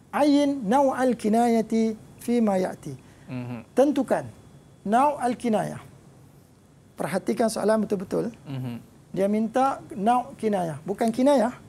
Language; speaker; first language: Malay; native; Malay